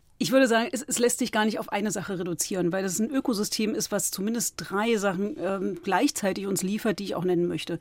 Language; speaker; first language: German; native; German